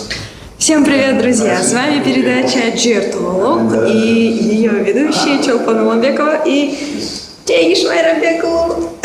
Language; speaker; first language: Russian; non-native, local second language; Kyrgyz